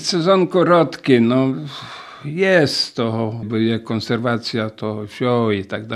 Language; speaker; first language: Polish; non-native, local second language; Ukrainian